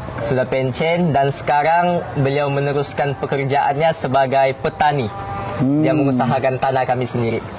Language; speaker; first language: Malay; native; Malay